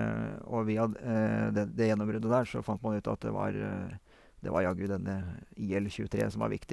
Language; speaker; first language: Norwegian; native; Norwegian